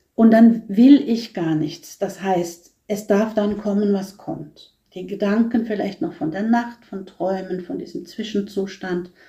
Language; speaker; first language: German; non-native, fluent; Norwegian